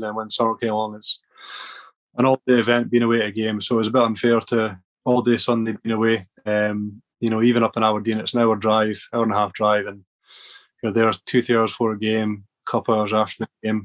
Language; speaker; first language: English; native; English